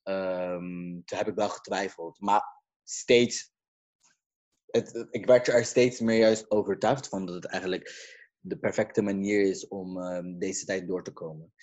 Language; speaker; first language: Dutch; early bilingual, other home language; Caribbean Hindustani